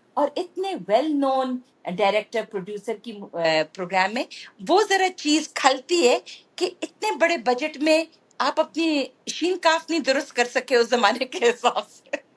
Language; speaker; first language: Urdu; native; Urdu